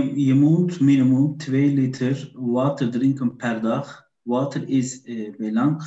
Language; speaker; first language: Dutch; non-native, learner; Turkish